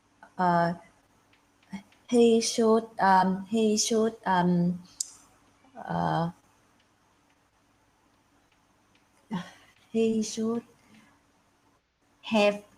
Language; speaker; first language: English; non-native, learner; Vietnamese